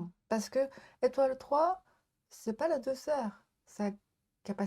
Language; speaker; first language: French; non-native, learner; Japanese